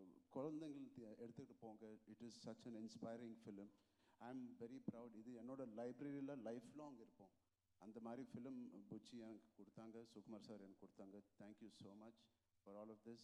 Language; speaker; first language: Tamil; non-native, local second language; Telugu